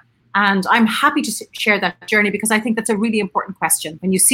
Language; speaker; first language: English; native; English